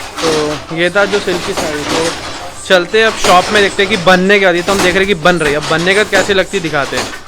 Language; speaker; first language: Hindi; non-native, local second language; Bangla